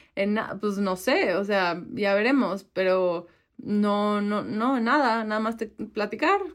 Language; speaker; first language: Spanish; native; Spanish